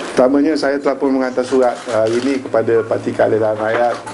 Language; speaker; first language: Malay; native; Malay